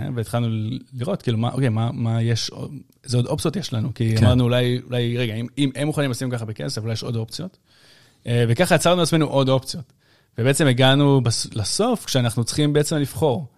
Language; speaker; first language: Hebrew; native; Hebrew